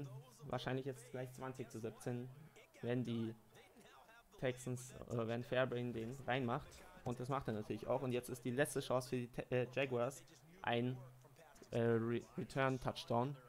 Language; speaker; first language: German; native; German